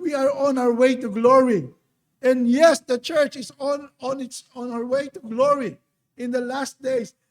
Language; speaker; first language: English; non-native, local second language; Filipino